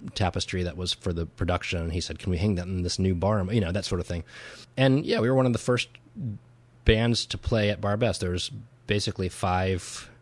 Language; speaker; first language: English; native; English